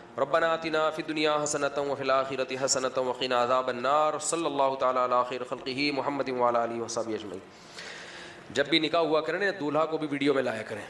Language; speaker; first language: Urdu; native; Urdu